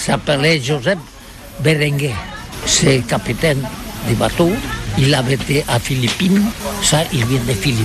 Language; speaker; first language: French; non-native, learner; Catalan